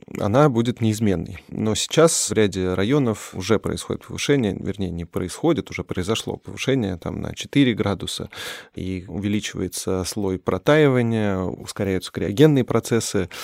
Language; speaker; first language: Russian; native; Russian